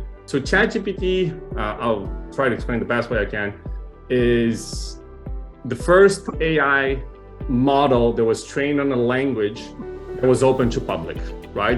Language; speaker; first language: English; non-native, fluent; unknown